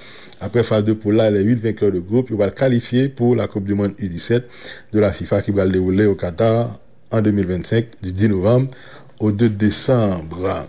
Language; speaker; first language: French; non-native, local second language; Haitian Creole